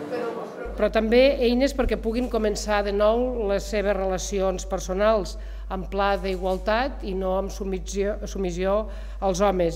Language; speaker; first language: Catalan; native; Catalan